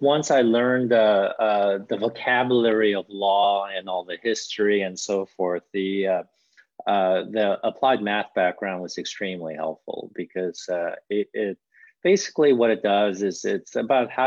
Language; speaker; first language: English; early bilingual, other home language; Korean